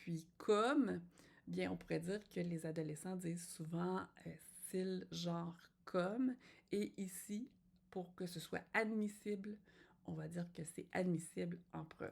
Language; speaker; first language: French; native; French